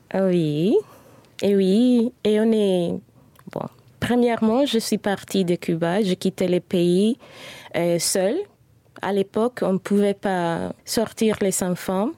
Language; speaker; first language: French; non-native, fluent; Spanish